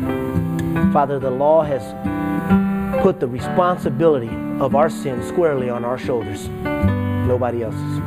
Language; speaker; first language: English; native; English